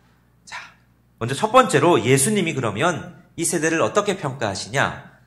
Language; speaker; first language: Korean; native; Korean